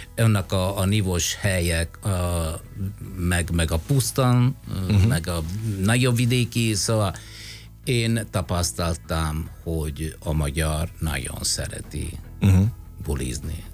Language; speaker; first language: Hungarian; non-native, fluent; Italian